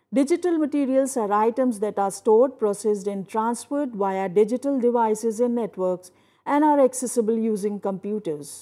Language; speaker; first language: English; non-native, local second language; Hindi